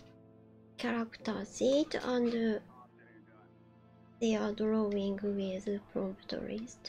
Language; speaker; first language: English; non-native, learner; Japanese